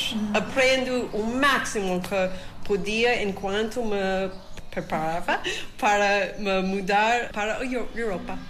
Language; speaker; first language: Portuguese; non-native, learner; English